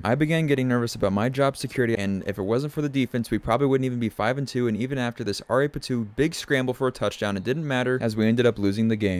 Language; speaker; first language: English; native; English